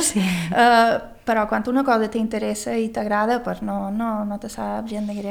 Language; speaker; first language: Catalan; early bilingual, other home language; Swedish